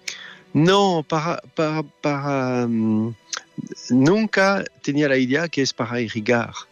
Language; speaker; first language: Spanish; non-native, fluent; French